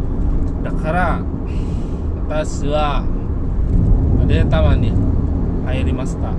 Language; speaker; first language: Japanese; non-native, learner; Indonesian